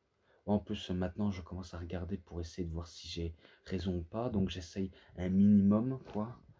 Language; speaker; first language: French; native; French